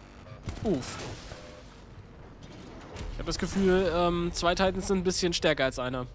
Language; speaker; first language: German; native; German